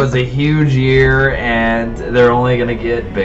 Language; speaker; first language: English; native; English